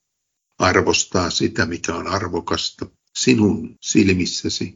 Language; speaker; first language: Finnish; native; Finnish